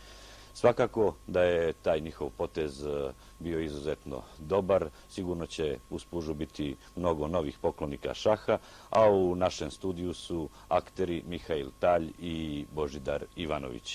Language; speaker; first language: Bosnian; native; Bosnian